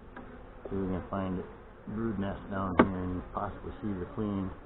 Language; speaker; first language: English; native; English